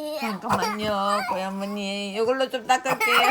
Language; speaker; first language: Korean; native; Korean